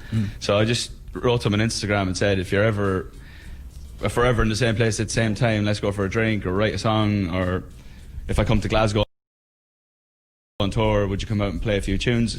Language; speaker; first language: English; native; English